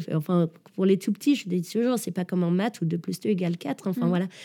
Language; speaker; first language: French; early bilingual, other home language; Danish